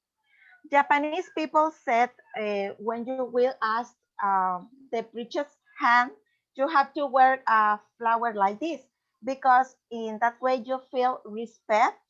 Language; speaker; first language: English; non-native, learner; Spanish